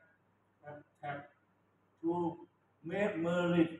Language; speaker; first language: English; non-native, learner; Thai